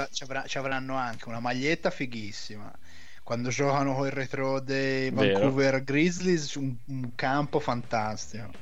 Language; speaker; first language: Italian; native; Italian